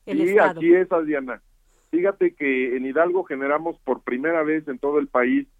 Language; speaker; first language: Spanish; native; Spanish